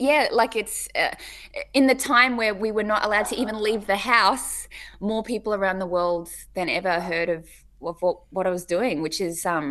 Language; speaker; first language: English; native; English